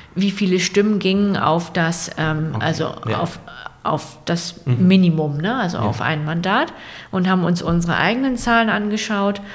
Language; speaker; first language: German; native; German